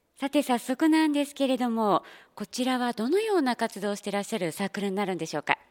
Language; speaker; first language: Japanese; native; Japanese